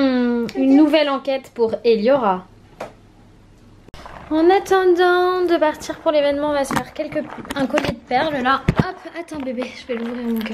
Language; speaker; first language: French; native; French